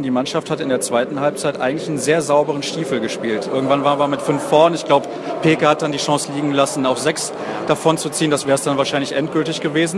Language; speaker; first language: German; native; German